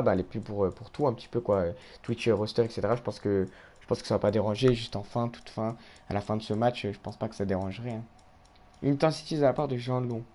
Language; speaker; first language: French; native; French